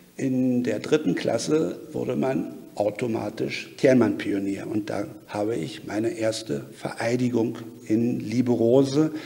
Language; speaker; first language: German; native; German